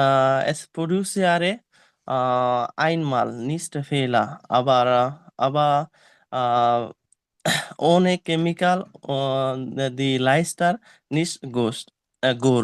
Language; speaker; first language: German; non-native, learner; Bangla